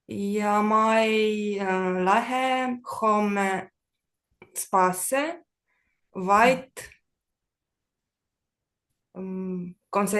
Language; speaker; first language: Estonian; non-native, learner; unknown